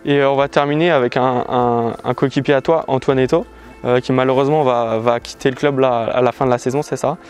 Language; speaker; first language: French; native; French